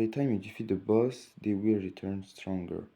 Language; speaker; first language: English; non-native, learner; French